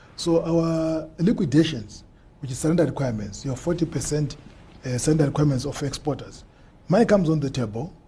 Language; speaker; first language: English; non-native, local second language; Shona